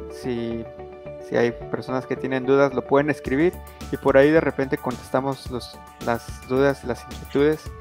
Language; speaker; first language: Spanish; native; Spanish